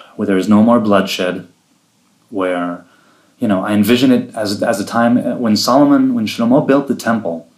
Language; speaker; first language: English; early bilingual, other home language; Hebrew